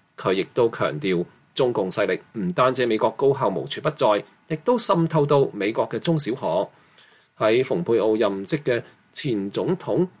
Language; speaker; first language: Chinese; non-native, local second language; Cantonese